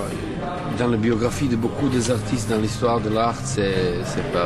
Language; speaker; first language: French; non-native, fluent; Serbian